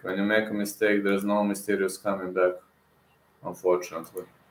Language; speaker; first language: English; non-native, fluent; Serbian